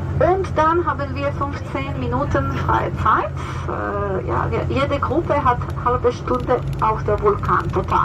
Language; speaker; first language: German; non-native, fluent; Spanish